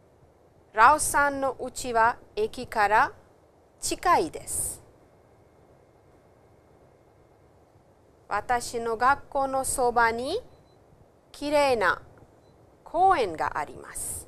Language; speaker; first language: Japanese; non-native, fluent; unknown